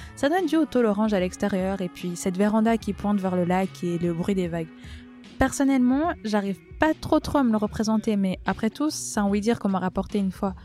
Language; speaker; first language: French; native; French